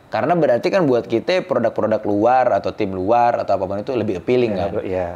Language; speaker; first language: Indonesian; native; Indonesian